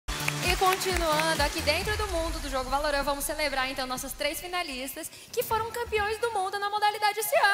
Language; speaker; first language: Portuguese; native; Portuguese